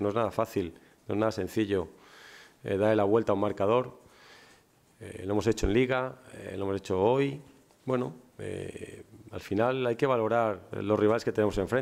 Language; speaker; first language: Spanish; native; Spanish